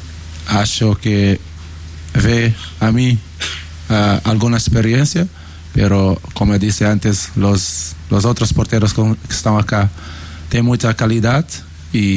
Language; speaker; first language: Spanish; non-native, learner; Portuguese